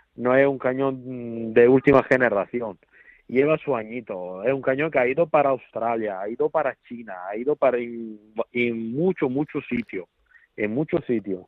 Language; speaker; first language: Spanish; non-native, fluent; Italian